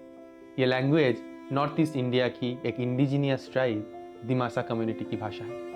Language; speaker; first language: Hindi; native; Hindi